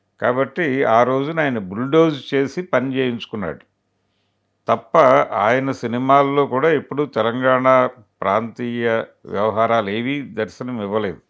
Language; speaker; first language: Telugu; native; Telugu